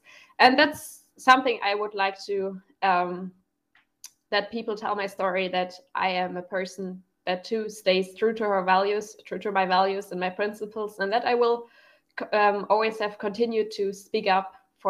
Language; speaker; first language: English; non-native, fluent; German